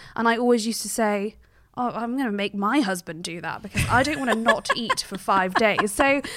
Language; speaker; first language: English; native; English